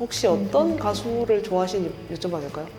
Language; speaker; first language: Korean; native; Korean